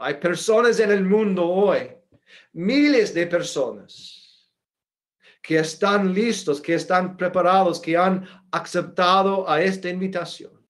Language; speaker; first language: Spanish; non-native, fluent; English